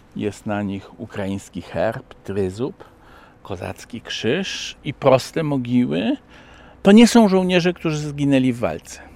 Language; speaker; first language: Polish; native; Polish